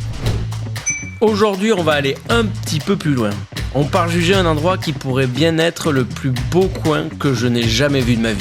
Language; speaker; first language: French; native; French